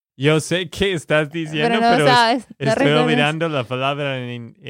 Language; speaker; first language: Spanish; non-native, fluent; English